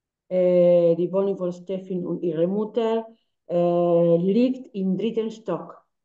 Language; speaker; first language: German; non-native, learner; Spanish